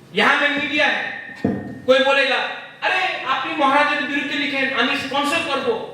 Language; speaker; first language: Hindi; non-native, local second language; Bangla